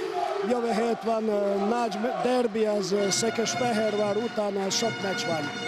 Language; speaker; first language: Hungarian; non-native, learner; Russian